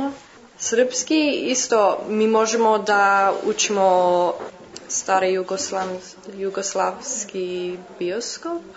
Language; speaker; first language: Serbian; early bilingual, heritage; English